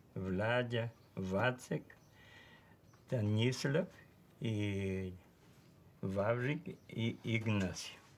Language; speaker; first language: Polish; early bilingual, heritage; Polish